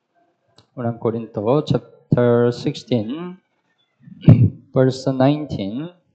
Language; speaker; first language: Filipino; non-native, learner; Korean